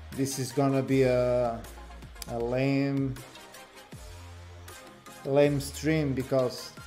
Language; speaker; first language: English; non-native, learner; Portuguese